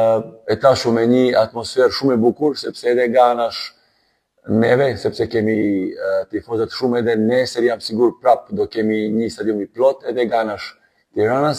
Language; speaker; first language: Albanian; non-native, learner; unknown